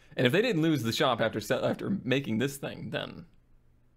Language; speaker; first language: English; native; English